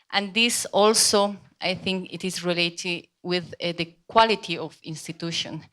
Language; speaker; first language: English; non-native, fluent; Spanish